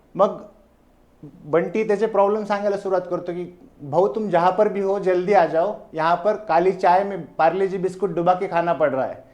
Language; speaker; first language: Hindi; non-native, local second language; Marathi